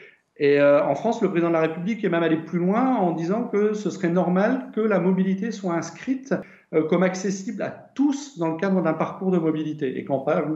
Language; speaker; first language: French; native; French